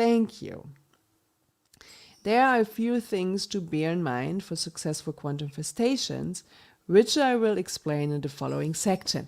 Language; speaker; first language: English; non-native, fluent; German